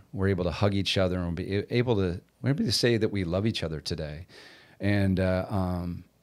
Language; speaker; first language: English; native; English